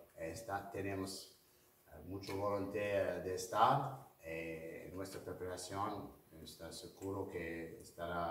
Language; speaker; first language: Spanish; non-native, fluent; English